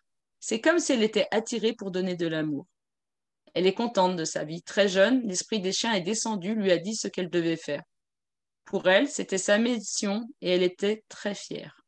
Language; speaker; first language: French; native; French